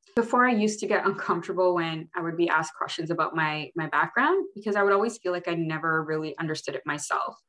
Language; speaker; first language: English; early bilingual, other home language; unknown